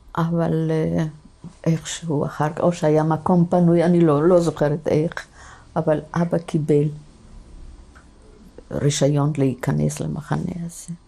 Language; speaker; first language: Hebrew; non-native, fluent; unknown